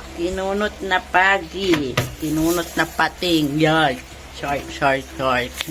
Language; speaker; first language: Filipino; native; Filipino